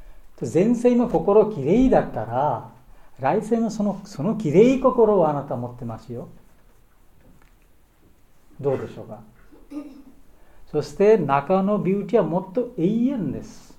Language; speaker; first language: Japanese; non-native, learner; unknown